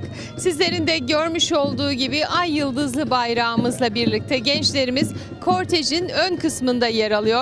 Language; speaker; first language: Turkish; native; Turkish